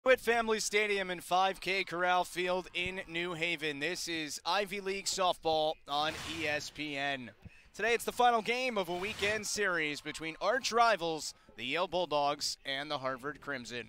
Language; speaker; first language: English; native; English